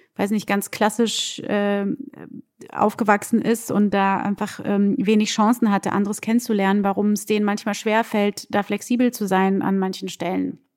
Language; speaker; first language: German; early bilingual, other home language; Portuguese